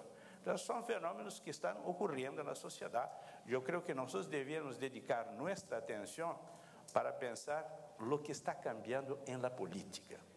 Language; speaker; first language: Spanish; non-native, fluent; Portuguese